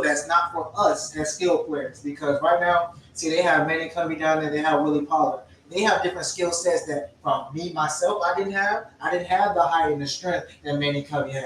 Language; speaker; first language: English; native; English